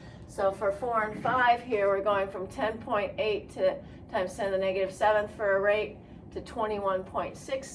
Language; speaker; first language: English; native; English